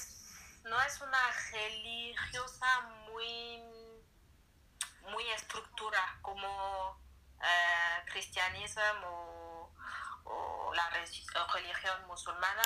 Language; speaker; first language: Spanish; non-native, learner; French